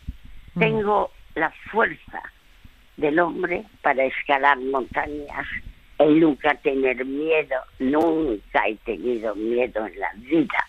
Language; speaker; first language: Spanish; early bilingual, other home language; French